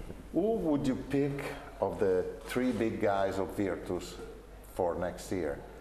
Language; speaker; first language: English; non-native, fluent; Italian